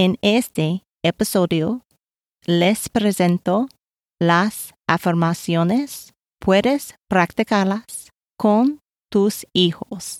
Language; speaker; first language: Spanish; non-native, learner; English